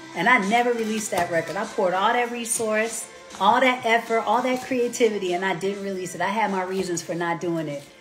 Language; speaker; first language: English; native; English